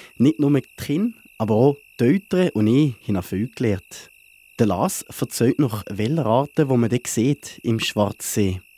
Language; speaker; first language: German; native; German